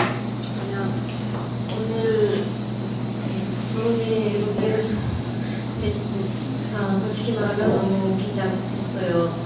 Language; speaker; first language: Korean; non-native, learner; Russian